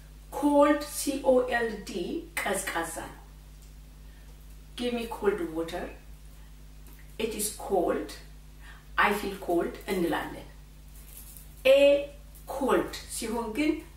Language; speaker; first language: English; non-native, fluent; Amharic